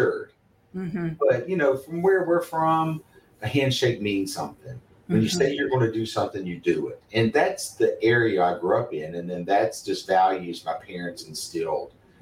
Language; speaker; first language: English; native; English